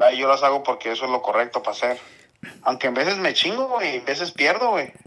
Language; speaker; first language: Spanish; early bilingual, heritage; Spanish